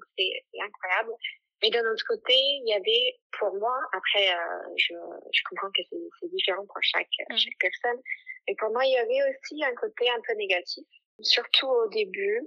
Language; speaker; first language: French; non-native, fluent; English